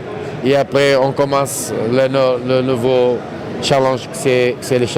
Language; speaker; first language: French; non-native, fluent; Portuguese